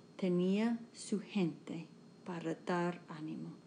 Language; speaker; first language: Spanish; non-native, learner; English